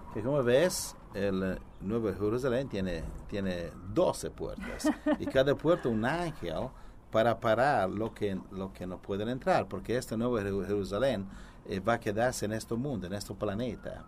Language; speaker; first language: Spanish; non-native, learner; Italian